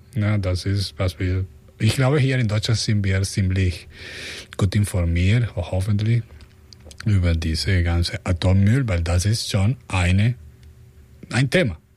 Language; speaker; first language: German; non-native, fluent; Spanish